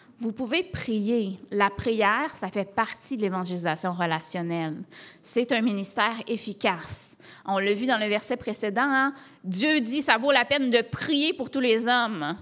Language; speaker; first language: French; native; French